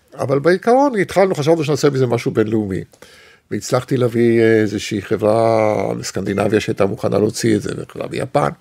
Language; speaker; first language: Hebrew; native; Hebrew